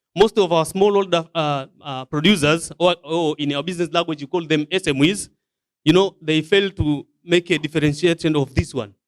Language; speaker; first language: English; non-native, local second language; Swahili